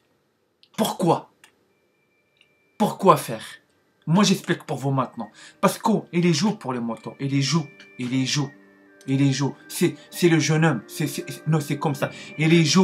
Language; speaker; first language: French; non-native, learner; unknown